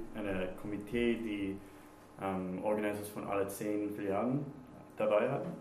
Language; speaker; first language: German; non-native, fluent; English